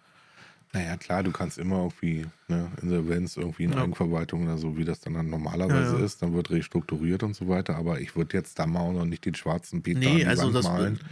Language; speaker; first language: German; native; German